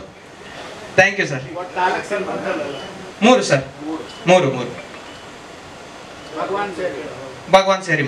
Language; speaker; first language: Kannada; native; Kannada